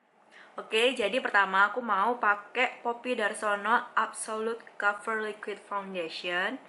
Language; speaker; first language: Indonesian; native; Indonesian